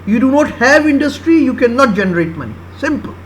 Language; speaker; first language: English; non-native, local second language; Urdu